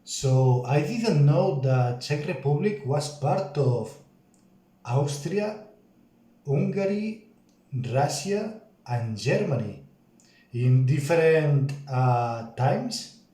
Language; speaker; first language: English; non-native, learner; Spanish